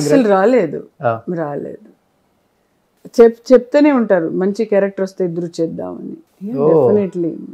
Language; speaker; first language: Telugu; non-native, local second language; Kannada